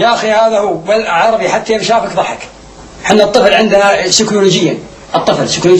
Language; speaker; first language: Arabic; native; Arabic